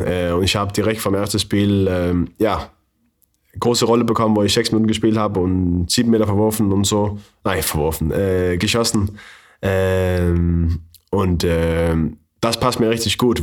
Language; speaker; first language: German; non-native, fluent; Danish